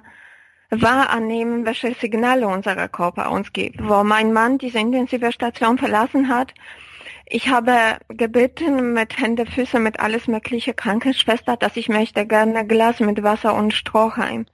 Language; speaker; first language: German; non-native, fluent; Polish